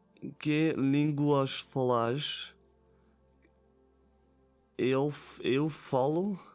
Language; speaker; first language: Portuguese; non-native, learner; German